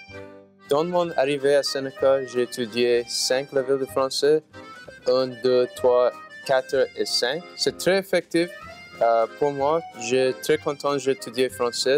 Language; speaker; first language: French; non-native, learner; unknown